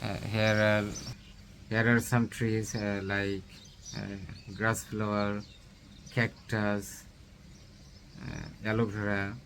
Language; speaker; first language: English; non-native, learner; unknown